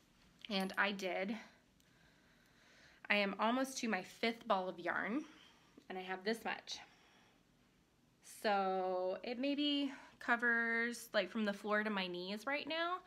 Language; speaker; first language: English; native; English